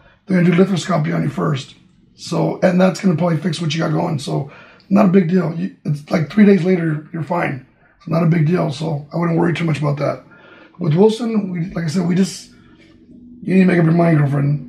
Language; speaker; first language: English; early bilingual, other home language; Spanish